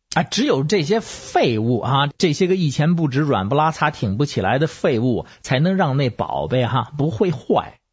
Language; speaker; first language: Chinese; native; Chinese